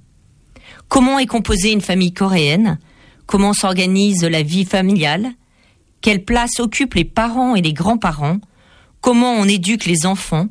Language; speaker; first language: French; native; French